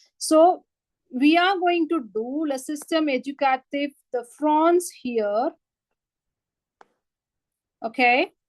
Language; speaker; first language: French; non-native, learner; Hindi